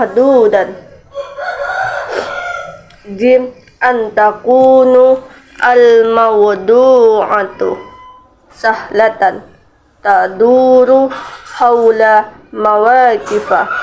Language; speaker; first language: Arabic; non-native, learner; Indonesian